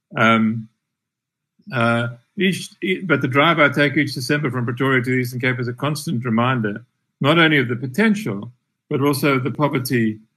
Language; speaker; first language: English; native; English